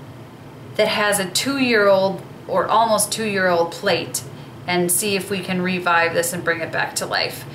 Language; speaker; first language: English; native; English